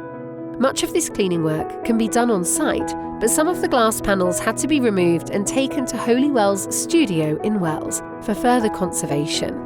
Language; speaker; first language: English; native; English